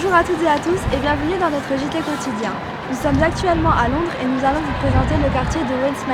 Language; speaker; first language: French; native; French